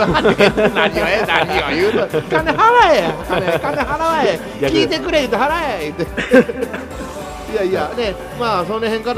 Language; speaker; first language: Japanese; native; Japanese